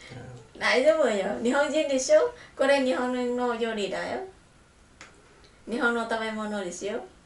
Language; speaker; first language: Japanese; non-native, learner; Vietnamese